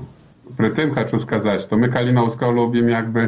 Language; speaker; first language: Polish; non-native, learner; Belarusian